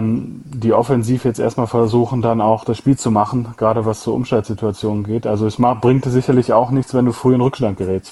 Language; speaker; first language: German; native; German